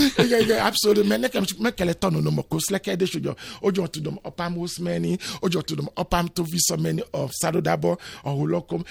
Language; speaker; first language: Hungarian; non-native, fluent; Yoruba